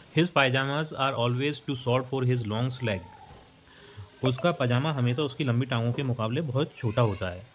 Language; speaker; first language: Hindi; native; Hindi